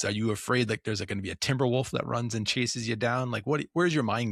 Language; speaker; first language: English; native; English